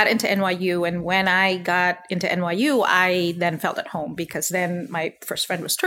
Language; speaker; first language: English; non-native, local second language; Filipino